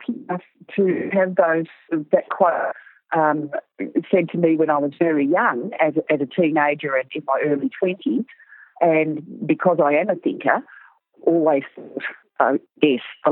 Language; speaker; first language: English; native; English